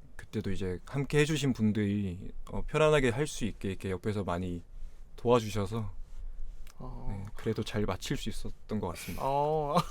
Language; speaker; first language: Korean; native; Korean